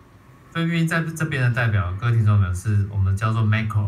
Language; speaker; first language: Chinese; native; Chinese